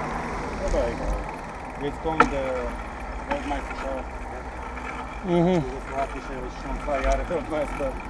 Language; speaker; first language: German; non-native, learner; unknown